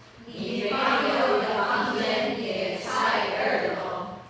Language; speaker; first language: Chinese; non-native, learner; Filipino